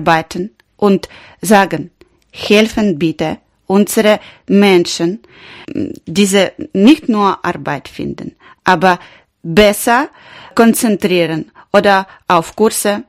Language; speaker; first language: German; non-native, learner; Ukrainian